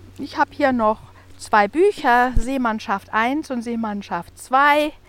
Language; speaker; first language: German; native; German